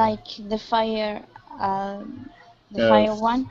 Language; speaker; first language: English; non-native, learner; Arabic